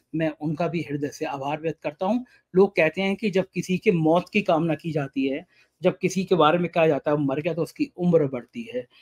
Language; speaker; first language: Hindi; native; Hindi